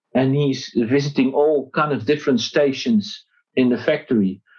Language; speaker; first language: English; non-native, fluent; Dutch